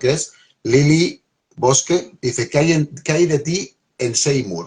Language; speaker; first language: Spanish; native; Spanish